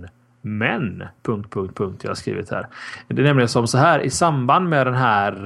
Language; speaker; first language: Swedish; native; Swedish